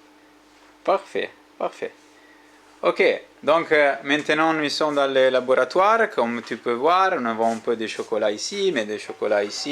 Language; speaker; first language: French; non-native, learner; Italian